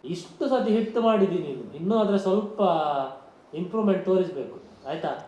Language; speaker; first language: Kannada; native; Kannada